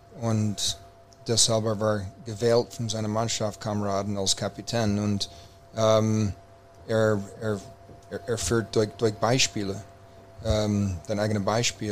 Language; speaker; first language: German; non-native, fluent; English